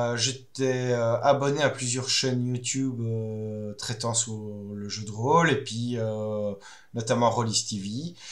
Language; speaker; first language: French; native; French